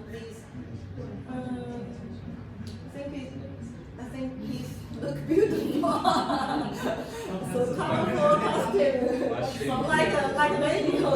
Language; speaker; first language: English; non-native, learner; Chinese